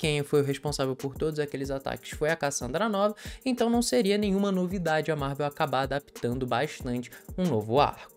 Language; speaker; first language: Portuguese; native; Portuguese